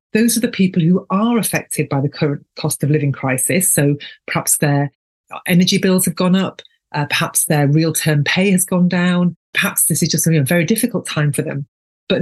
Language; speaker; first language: English; native; English